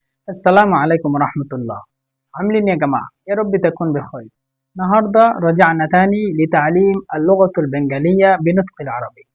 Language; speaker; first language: Arabic; non-native, fluent; Bangla